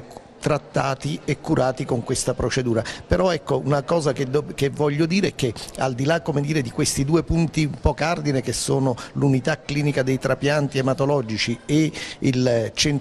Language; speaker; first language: Italian; native; Italian